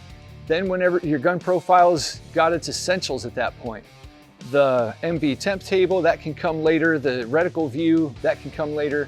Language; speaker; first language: English; native; English